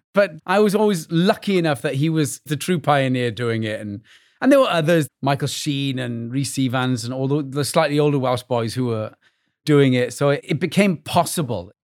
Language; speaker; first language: English; native; English